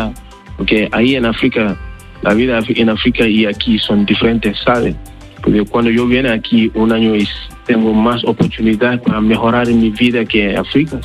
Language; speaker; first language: Spanish; non-native, learner; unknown